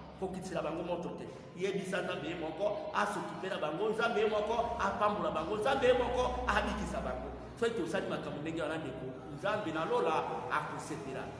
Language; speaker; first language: Lingala; native; Lingala